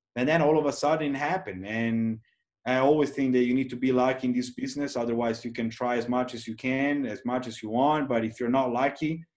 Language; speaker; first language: English; non-native, fluent; Italian